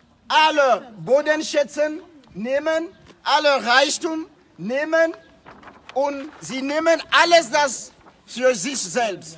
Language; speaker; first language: German; non-native, fluent; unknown